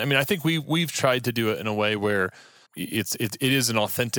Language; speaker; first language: English; native; English